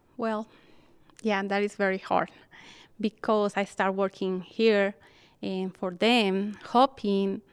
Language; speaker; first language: English; non-native, fluent; Spanish